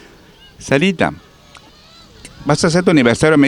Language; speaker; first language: Spanish; native; Spanish